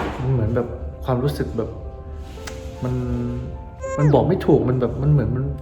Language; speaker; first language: Thai; native; Thai